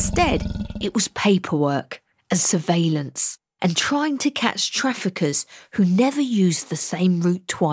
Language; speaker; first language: English; native; English